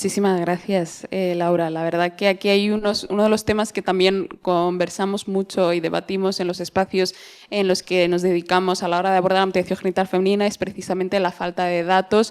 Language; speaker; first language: Spanish; native; Spanish